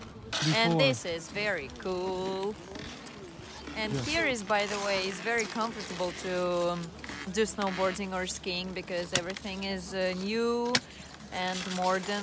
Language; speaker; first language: English; non-native, learner; Russian